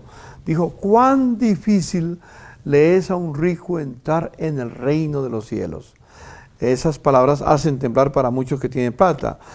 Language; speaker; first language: Spanish; native; Spanish